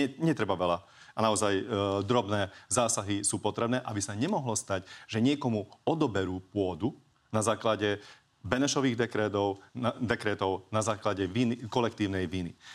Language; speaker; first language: Slovak; non-native, local second language; Hungarian